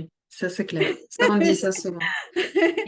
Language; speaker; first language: French; non-native, fluent; Russian